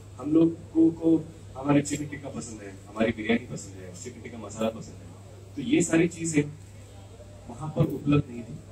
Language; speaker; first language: Hindi; non-native, local second language; Marathi